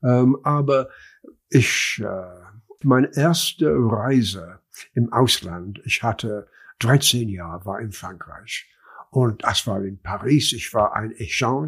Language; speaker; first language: German; non-native, learner; English